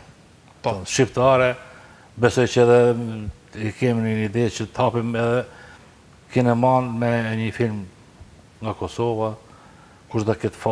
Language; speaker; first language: Albanian; native; Albanian